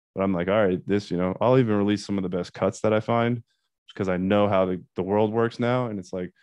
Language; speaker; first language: English; native; English